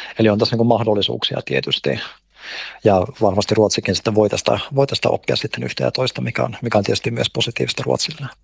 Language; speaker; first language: Finnish; native; Finnish